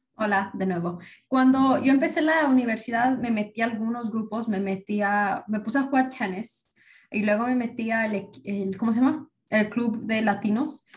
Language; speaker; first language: Spanish; early bilingual, heritage; Spanish